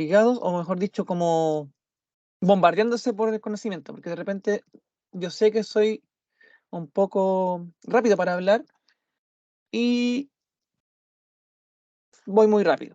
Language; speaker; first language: Spanish; native; Spanish